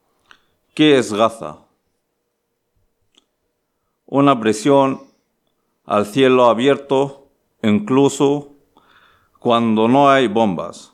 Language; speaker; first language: Spanish; non-native, learner; Arabic